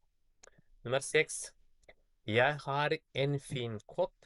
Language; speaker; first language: Swedish; non-native, fluent; Tigrinya